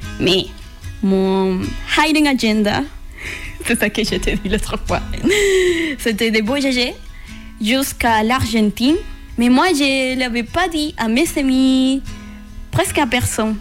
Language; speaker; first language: French; non-native, learner; Spanish